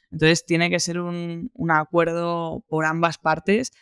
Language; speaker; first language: Spanish; native; Spanish